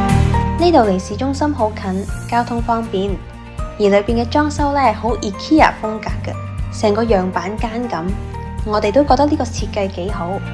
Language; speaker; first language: Chinese; native; Chinese